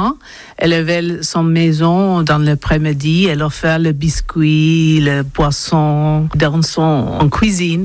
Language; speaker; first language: French; non-native, learner; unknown